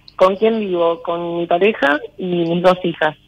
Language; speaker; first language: Spanish; native; Spanish